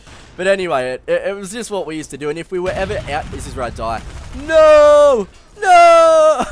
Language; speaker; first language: English; native; English